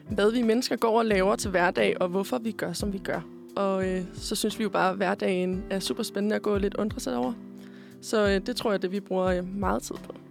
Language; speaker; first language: Danish; native; Danish